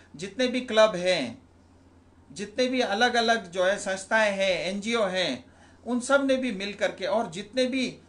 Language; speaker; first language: Hindi; non-native, local second language; Nepali